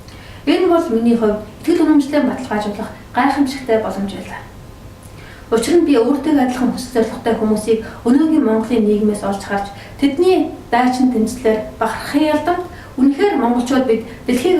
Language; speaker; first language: Mongolian; native; Mongolian